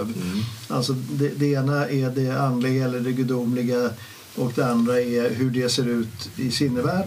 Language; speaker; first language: Swedish; native; Swedish